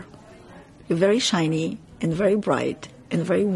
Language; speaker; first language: English; non-native, fluent; Ukrainian